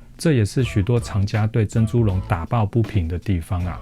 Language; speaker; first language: Chinese; native; Chinese